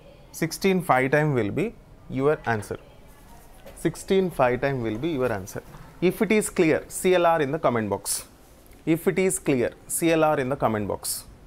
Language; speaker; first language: English; non-native, local second language; Telugu